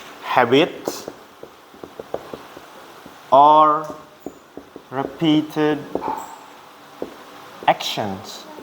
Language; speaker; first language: English; non-native, fluent; Indonesian